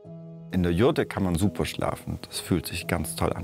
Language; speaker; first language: German; native; German